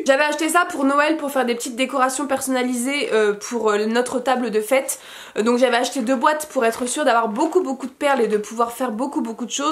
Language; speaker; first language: French; native; French